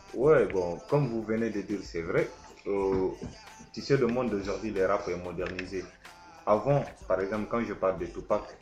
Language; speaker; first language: French; non-native, local second language; Soninke